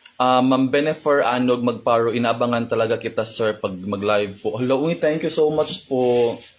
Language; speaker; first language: Filipino; non-native, local second language; Cebuano